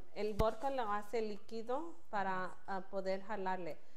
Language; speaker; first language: Spanish; early bilingual, heritage; Spanish